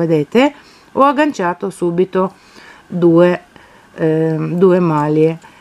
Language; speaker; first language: Italian; non-native, fluent; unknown